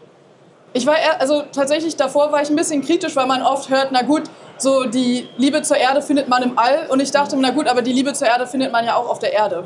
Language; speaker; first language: German; native; German